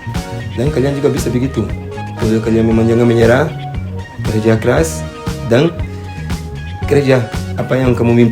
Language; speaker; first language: Indonesian; non-native, fluent; Portuguese